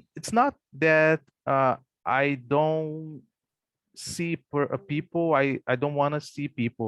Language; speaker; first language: English; non-native, fluent; Portuguese